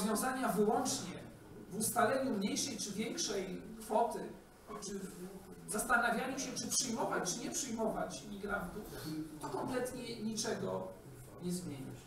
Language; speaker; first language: Polish; native; Polish